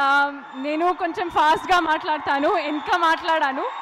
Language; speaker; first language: Telugu; non-native, learner; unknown